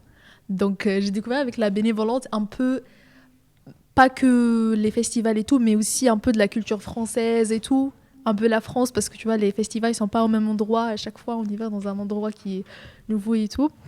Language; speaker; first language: French; non-native, fluent; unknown